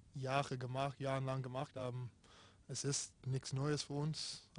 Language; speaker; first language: German; non-native, fluent; English